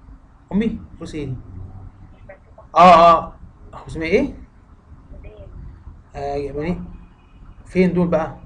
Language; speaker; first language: Arabic; native; Arabic